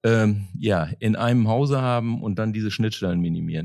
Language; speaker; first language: German; native; German